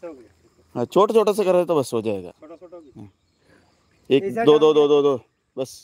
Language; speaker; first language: Hindi; non-native, local second language; Kannada